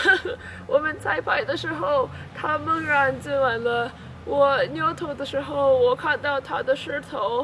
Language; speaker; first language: Chinese; non-native, learner; English